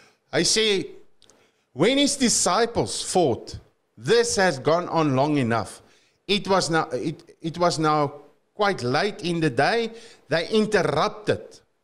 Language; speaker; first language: English; non-native, local second language; Afrikaans